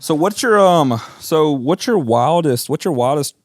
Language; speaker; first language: English; native; English